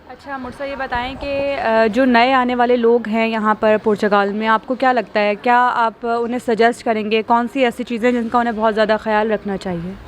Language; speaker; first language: Urdu; native; Urdu